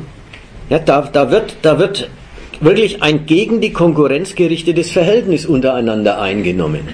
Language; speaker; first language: German; native; German